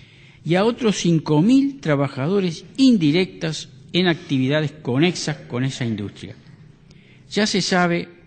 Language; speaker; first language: Spanish; native; Spanish